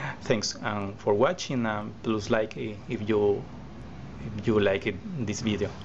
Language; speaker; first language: English; non-native, learner; Spanish